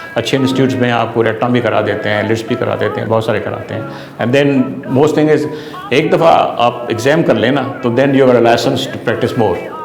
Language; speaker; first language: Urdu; non-native, local second language; Sindhi